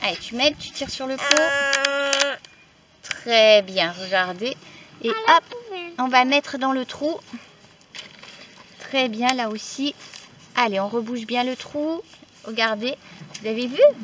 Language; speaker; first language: French; native; French